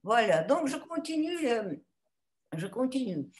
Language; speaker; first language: French; non-native, fluent; Russian